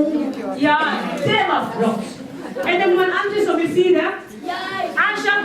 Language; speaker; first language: Swedish; non-native, fluent; Somali